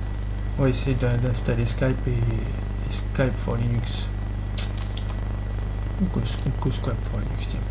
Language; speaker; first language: French; native; French